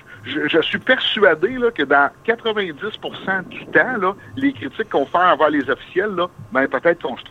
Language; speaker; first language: French; native; French